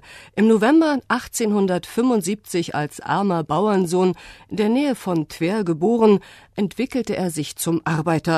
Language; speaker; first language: German; native; German